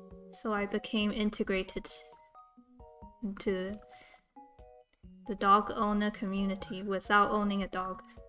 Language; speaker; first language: English; non-native, local second language; Cantonese